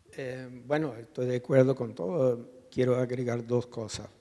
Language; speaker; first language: Spanish; non-native, fluent; English